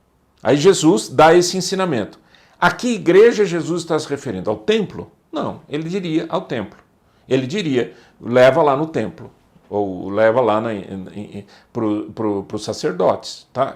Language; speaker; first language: Portuguese; native; Portuguese